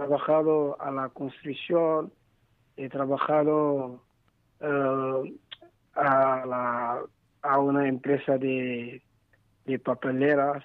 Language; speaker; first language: Spanish; non-native, learner; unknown